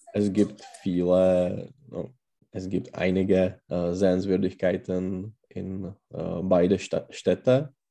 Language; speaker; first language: German; non-native, learner; Czech